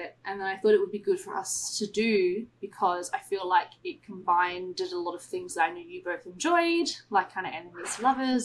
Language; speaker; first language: English; native; English